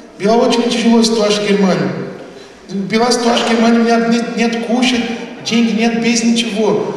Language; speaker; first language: Russian; non-native, learner; Portuguese